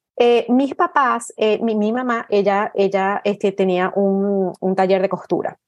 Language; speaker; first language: Spanish; native; Spanish